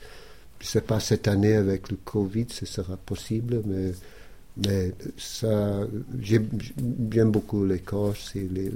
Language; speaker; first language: French; non-native, fluent; English